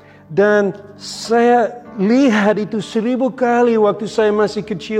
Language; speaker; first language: Indonesian; non-native, local second language; English